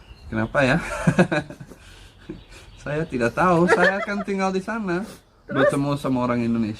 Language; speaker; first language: Indonesian; non-native, learner; Dutch